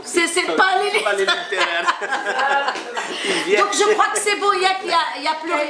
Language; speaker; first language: French; non-native, local second language; Arabic